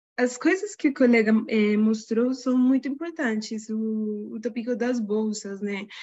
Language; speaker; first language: Portuguese; non-native, fluent; Spanish